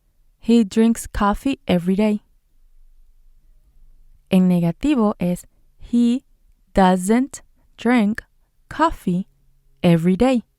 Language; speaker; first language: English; non-native, fluent; Spanish